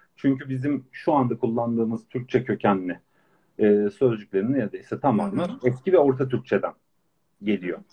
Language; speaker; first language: Turkish; native; Turkish